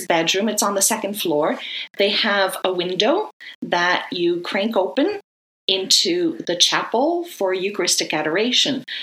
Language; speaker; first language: English; native; English